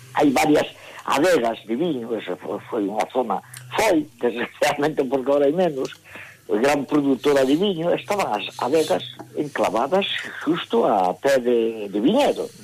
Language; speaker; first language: Galician; native; Galician